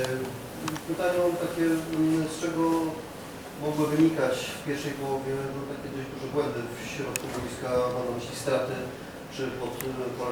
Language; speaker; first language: Polish; native; Polish